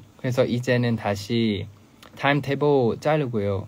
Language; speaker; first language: Korean; non-native, fluent; Thai